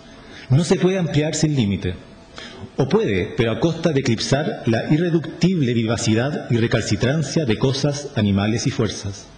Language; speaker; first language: Spanish; native; Spanish